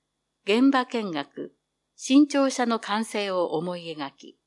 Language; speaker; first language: Japanese; native; Japanese